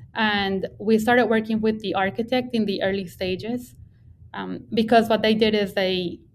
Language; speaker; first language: English; non-native, fluent; Spanish